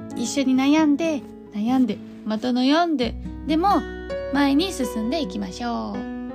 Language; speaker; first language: Japanese; non-native, fluent; Chinese